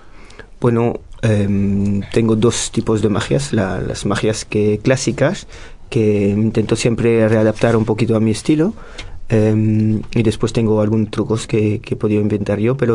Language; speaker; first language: Spanish; non-native, fluent; French